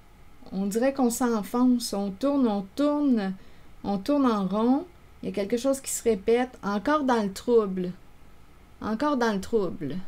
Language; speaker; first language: French; native; French